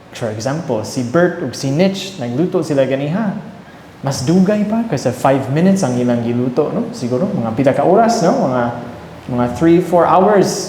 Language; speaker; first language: Cebuano; early bilingual, heritage; Cebuano